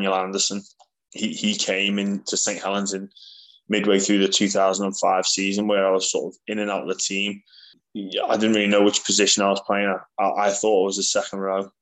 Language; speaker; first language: English; native; English